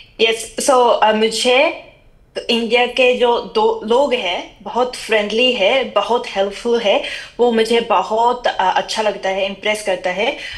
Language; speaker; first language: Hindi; non-native, fluent; Japanese